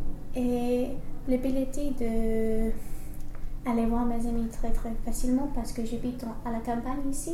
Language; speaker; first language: French; non-native, learner; English